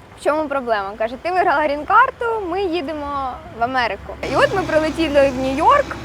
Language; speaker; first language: Ukrainian; non-native, local second language; Russian